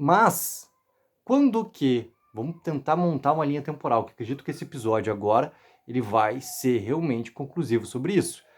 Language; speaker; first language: Portuguese; native; Portuguese